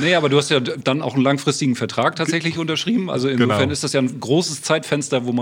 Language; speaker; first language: German; native; German